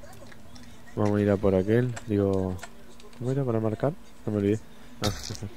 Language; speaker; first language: Spanish; native; Spanish